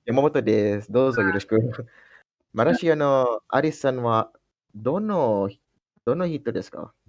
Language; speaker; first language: Japanese; non-native, learner; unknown